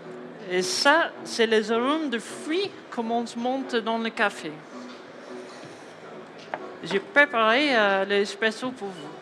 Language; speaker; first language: French; non-native, learner; English